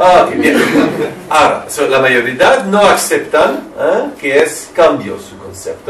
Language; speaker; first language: Spanish; non-native, learner; French